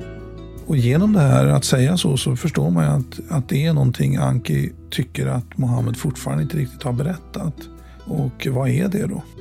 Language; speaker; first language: Swedish; native; Swedish